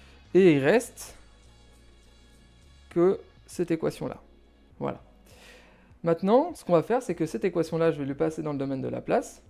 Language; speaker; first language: French; native; French